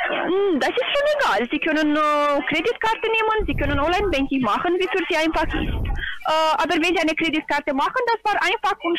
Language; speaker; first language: German; non-native, learner; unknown